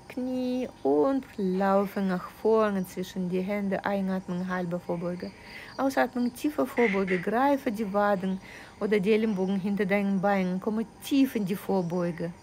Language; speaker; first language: German; non-native, fluent; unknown